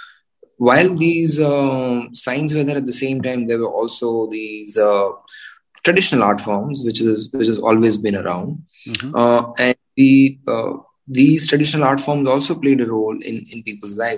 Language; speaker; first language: English; non-native, local second language; Gujarati